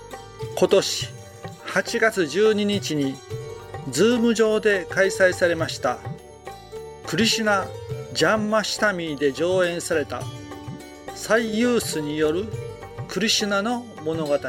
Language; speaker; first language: Japanese; native; Japanese